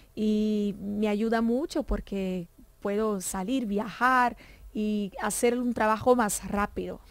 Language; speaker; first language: Spanish; non-native, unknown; Portuguese